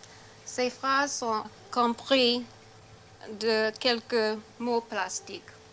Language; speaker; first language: French; non-native, learner; English